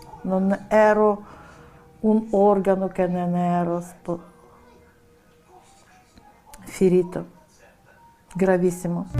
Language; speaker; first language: Italian; non-native, learner; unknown